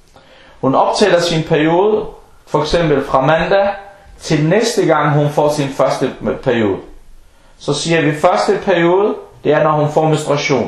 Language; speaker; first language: Danish; non-native, local second language; Arabic